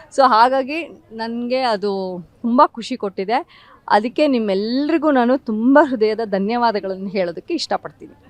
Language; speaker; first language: Kannada; native; Kannada